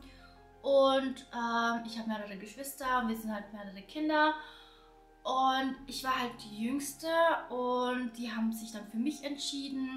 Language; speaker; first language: German; early bilingual, other home language; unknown